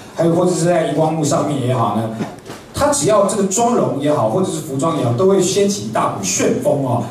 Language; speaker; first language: Chinese; native; Chinese